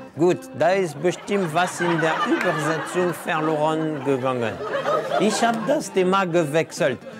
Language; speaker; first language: German; non-native, fluent; French